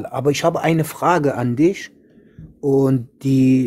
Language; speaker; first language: German; non-native, learner; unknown